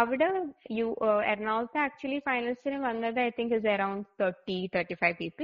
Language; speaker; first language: English; non-native, local second language; Malayalam